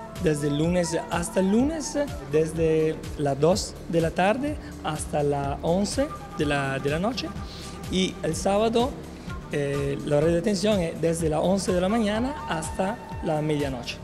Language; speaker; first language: Spanish; non-native, fluent; Italian